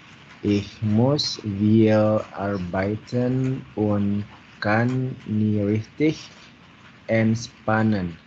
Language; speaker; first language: German; non-native, learner; Indonesian